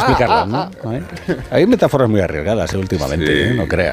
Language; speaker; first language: Spanish; native; Spanish